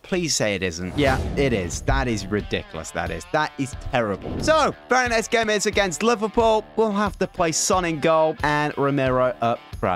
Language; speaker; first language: English; native; English